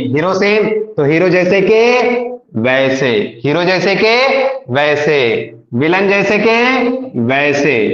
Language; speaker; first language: Hindi; non-native, local second language; Marathi